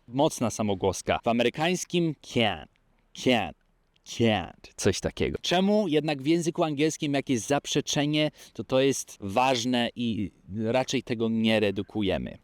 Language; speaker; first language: Polish; early bilingual, heritage; Polish